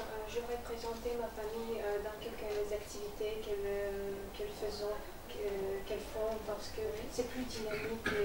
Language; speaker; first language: French; non-native, learner; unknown